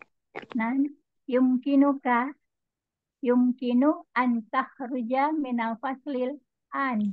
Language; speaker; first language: Arabic; non-native, learner; Indonesian